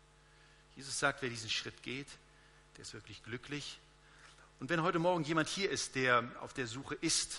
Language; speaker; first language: German; native; German